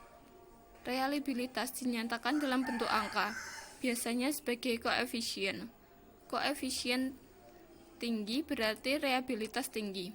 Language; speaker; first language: Indonesian; native; Indonesian